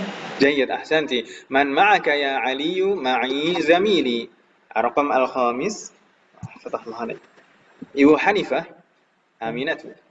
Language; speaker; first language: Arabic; non-native, fluent; Indonesian